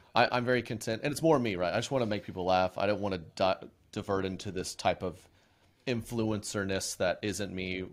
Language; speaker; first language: English; native; English